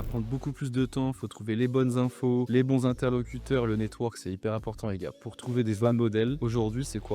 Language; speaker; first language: French; native; French